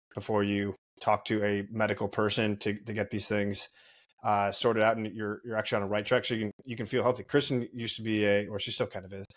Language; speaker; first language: English; native; English